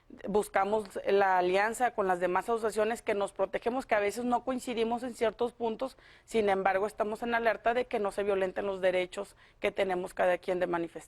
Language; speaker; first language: Spanish; native; Spanish